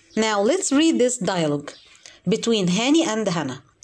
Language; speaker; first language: English; non-native, fluent; Arabic